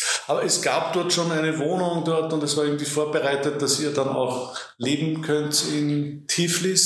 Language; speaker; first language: German; native; German